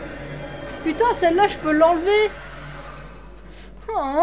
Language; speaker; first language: French; native; French